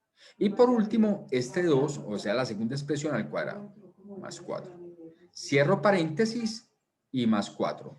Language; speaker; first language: Spanish; native; Spanish